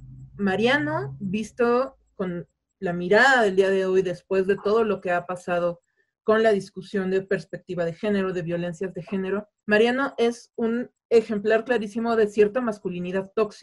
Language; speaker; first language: Spanish; native; Spanish